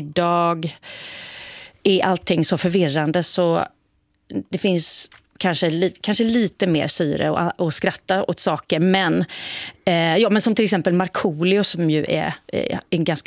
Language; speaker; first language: Swedish; native; Swedish